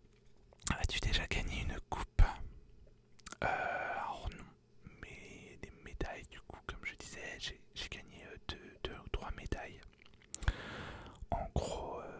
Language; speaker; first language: French; native; French